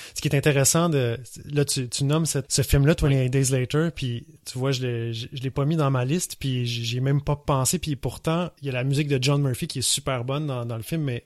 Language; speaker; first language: French; native; French